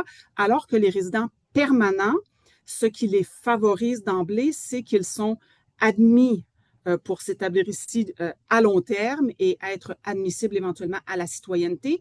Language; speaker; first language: French; native; French